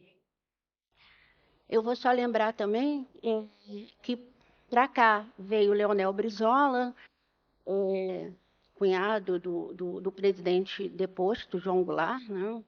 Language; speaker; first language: Portuguese; native; Portuguese